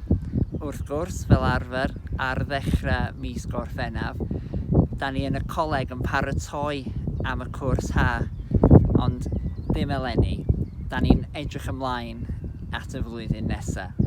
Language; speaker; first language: Welsh; native; Welsh